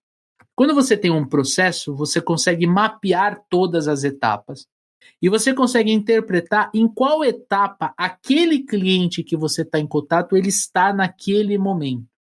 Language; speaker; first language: Portuguese; native; Portuguese